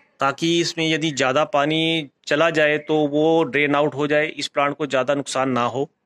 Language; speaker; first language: Hindi; native; Hindi